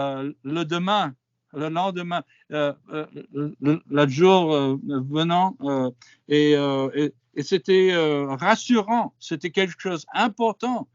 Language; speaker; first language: French; non-native, fluent; English